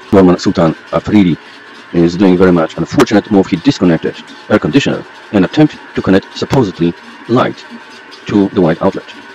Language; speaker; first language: English; non-native, fluent; Polish